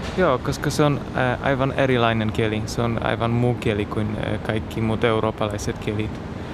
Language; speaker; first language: Finnish; non-native, learner; Polish